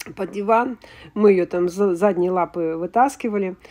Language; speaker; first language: Russian; native; Russian